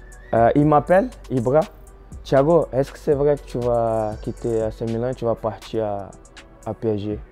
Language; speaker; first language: French; non-native, fluent; Portuguese